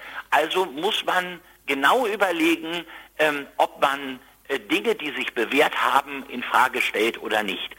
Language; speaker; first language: German; native; German